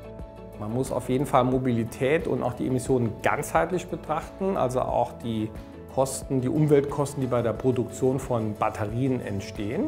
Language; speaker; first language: German; native; German